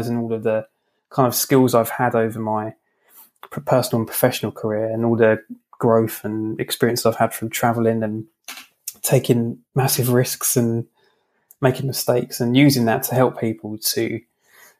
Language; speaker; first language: English; native; English